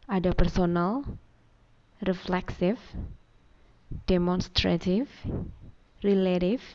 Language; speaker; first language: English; non-native, fluent; Indonesian